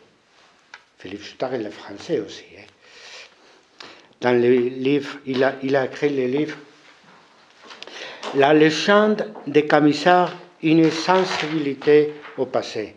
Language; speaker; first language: French; non-native, fluent; Spanish